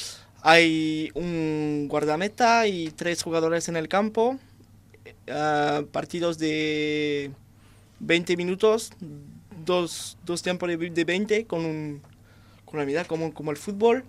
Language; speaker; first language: Spanish; non-native, fluent; French